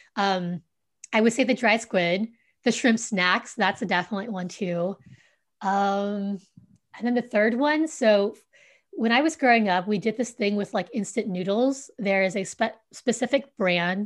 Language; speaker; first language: English; early bilingual, other home language; Vietnamese